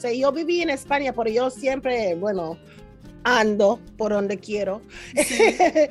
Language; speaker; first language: Spanish; non-native, learner; English